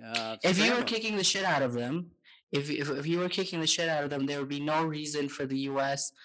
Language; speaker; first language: English; native; English